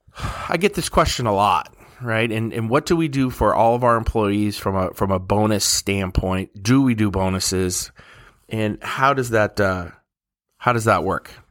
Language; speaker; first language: English; native; English